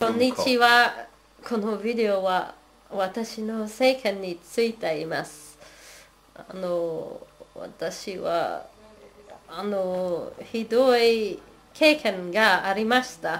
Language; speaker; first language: Japanese; non-native, learner; English